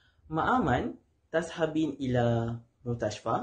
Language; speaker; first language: Arabic; non-native, learner; Malay